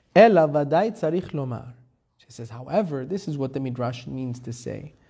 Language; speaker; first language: English; early bilingual, heritage; Persian